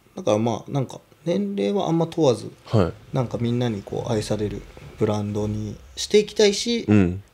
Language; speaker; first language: Japanese; native; Japanese